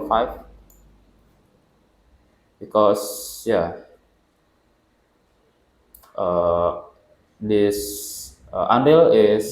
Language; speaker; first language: English; non-native, learner; Indonesian